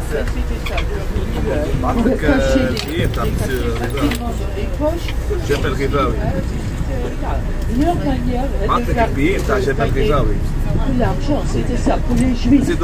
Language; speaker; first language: French; non-native, fluent; Dutch